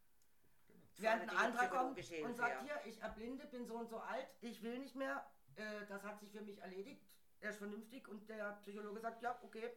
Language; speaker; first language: German; native; German